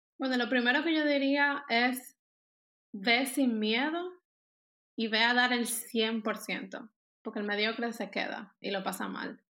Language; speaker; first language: Spanish; native; Spanish